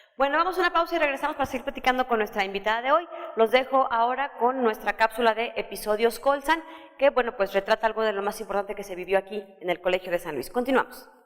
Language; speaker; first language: Spanish; native; Spanish